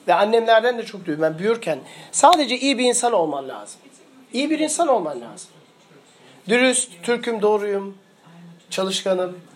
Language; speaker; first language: Turkish; early bilingual, heritage; Turkish